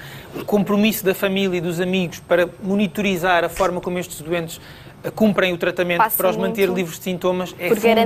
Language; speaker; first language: Portuguese; native; Portuguese